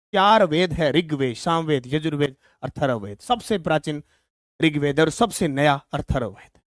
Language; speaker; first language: Hindi; native; Hindi